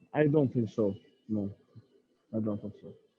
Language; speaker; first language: English; non-native, learner; Russian